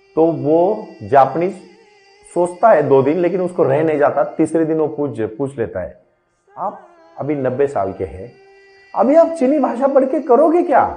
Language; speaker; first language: Hindi; non-native, local second language; Marathi